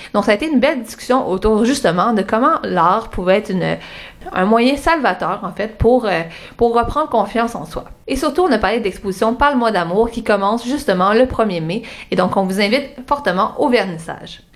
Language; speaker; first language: French; native; French